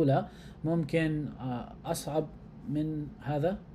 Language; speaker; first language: Arabic; non-native, learner; English